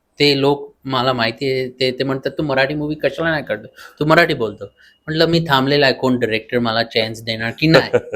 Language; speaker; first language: Marathi; early bilingual, heritage; Marathi